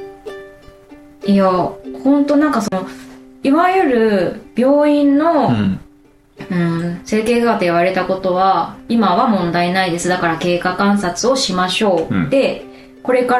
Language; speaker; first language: Japanese; native; Japanese